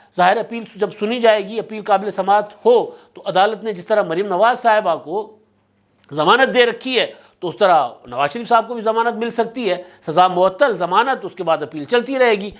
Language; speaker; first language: Urdu; non-native, local second language; Sindhi